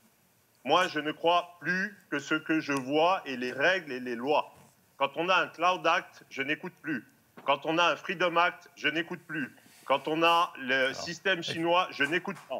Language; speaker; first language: French; native; French